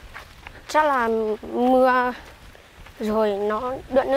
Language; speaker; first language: Vietnamese; non-native, local second language; Hmong